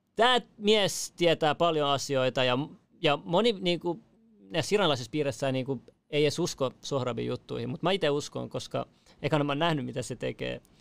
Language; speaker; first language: Finnish; early bilingual, other home language; Persian